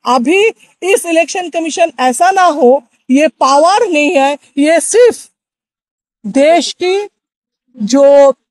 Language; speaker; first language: Hindi; non-native, local second language; Bangla